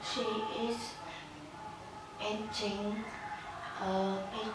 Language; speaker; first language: English; non-native, learner; Vietnamese